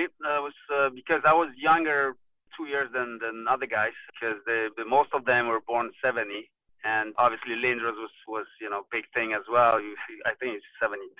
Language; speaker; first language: English; non-native, fluent; Polish